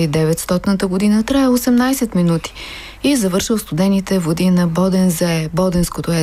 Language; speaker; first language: Bulgarian; native; Bulgarian